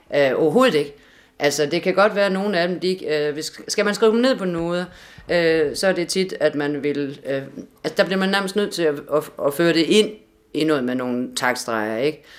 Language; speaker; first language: Danish; native; Danish